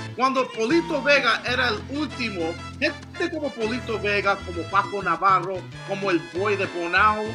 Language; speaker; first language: Spanish; early bilingual, heritage; Spanish